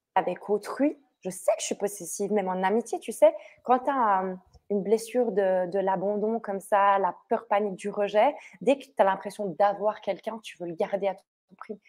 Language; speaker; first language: French; early bilingual, other home language; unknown